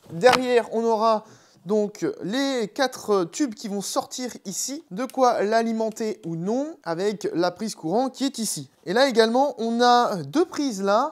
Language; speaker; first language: French; native; French